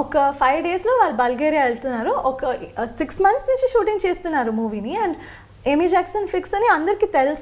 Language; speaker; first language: Telugu; non-native, local second language; Kannada